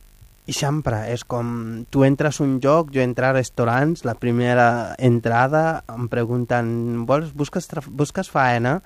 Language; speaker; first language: Catalan; non-native, fluent; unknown